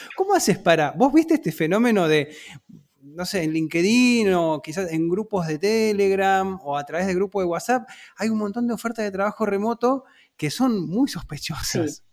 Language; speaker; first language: Spanish; native; Spanish